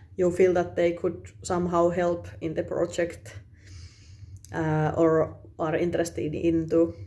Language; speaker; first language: English; non-native, fluent; Finnish